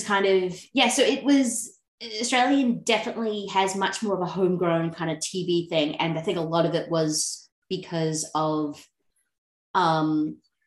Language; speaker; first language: English; native; English